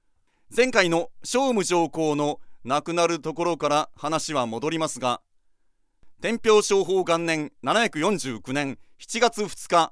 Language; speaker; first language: Japanese; native; Japanese